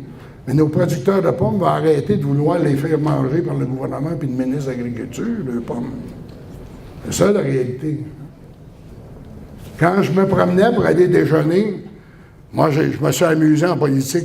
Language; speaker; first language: French; native; French